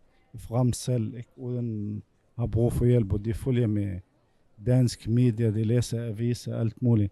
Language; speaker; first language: Danish; non-native, fluent; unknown